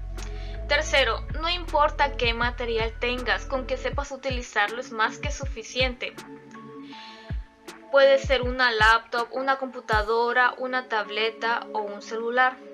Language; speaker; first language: Spanish; native; Spanish